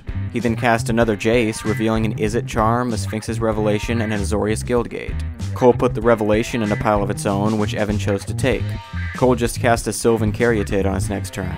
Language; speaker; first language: English; native; English